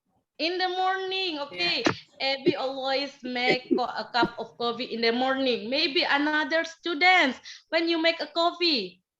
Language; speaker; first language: English; non-native, learner; Indonesian